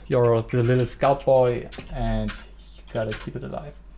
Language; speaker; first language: English; non-native, fluent; German